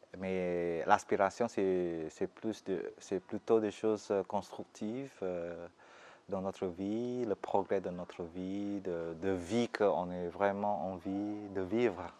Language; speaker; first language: French; non-native, fluent; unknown